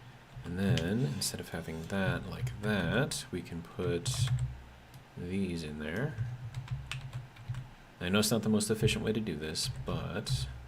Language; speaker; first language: English; native; English